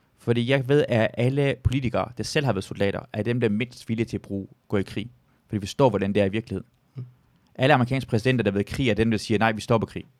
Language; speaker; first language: Danish; early bilingual, other home language; Persian